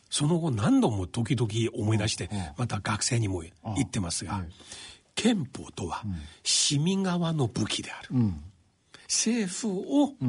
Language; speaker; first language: Japanese; non-native, fluent; Chinese